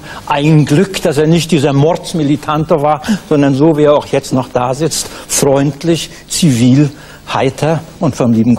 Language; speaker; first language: German; native; German